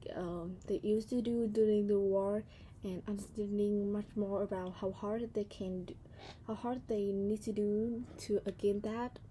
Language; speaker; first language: English; non-native, learner; Vietnamese